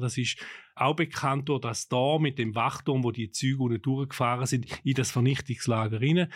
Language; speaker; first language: German; native; German